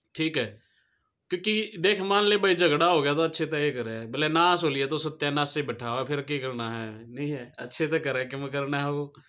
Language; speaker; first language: Hindi; native; Hindi